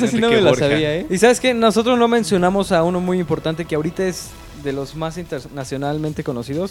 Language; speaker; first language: Spanish; native; Spanish